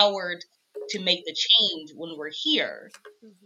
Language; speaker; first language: English; native; English